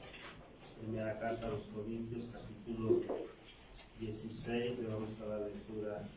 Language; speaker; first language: Spanish; native; Spanish